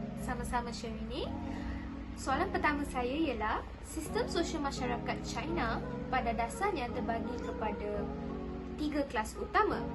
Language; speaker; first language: Malay; non-native, local second language; Punjabi